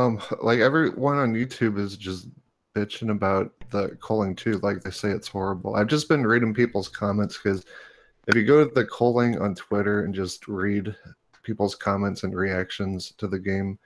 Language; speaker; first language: English; native; English